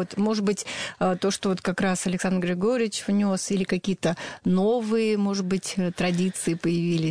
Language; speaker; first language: Russian; native; Russian